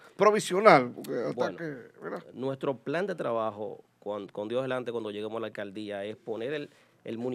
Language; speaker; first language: Spanish; native; Spanish